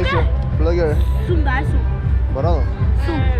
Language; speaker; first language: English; non-native, learner; Korean